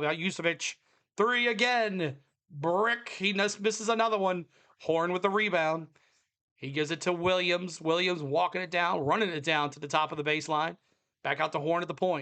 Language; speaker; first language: English; native; English